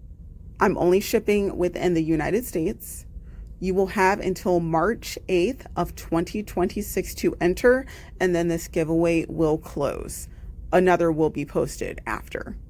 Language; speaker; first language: English; native; English